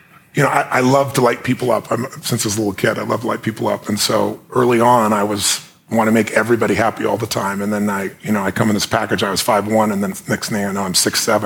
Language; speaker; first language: English; native; English